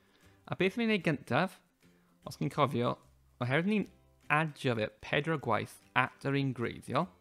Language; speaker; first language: Welsh; native; Welsh